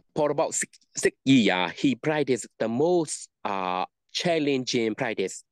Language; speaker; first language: English; non-native, learner; Burmese